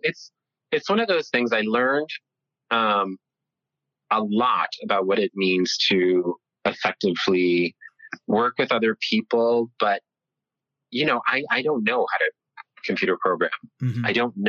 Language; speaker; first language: English; early bilingual, other home language; Italian